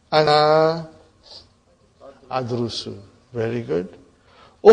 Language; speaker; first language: Arabic; non-native, fluent; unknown